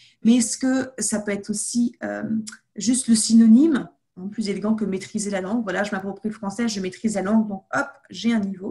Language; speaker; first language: French; native; French